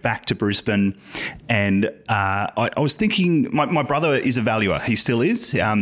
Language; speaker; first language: English; native; English